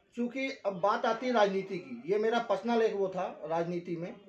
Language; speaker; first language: Hindi; native; Hindi